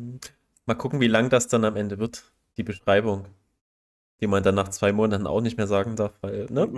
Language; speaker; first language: German; native; German